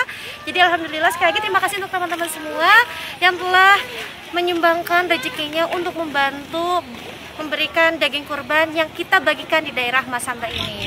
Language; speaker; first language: Indonesian; native; Indonesian